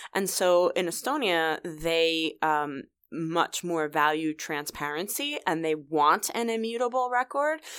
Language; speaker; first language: English; native; English